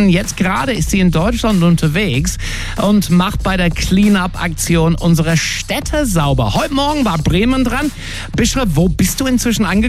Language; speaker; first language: German; native; German